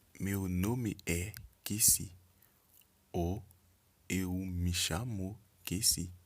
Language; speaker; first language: Portuguese; non-native, learner; Haitian Creole